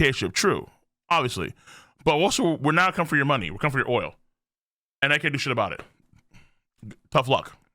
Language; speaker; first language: English; native; English